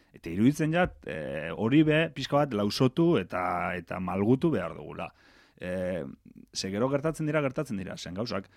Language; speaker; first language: Basque; native; Basque